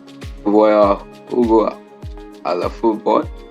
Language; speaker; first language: Spanish; non-native, learner; English